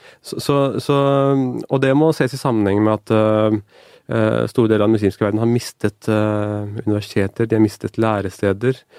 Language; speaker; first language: Norwegian; early bilingual, other home language; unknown